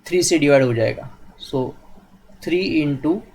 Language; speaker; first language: Hindi; non-native, local second language; Marathi